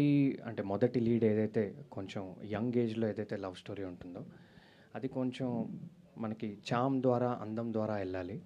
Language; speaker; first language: Telugu; native; Telugu